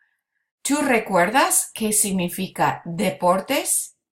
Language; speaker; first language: Spanish; non-native, fluent; English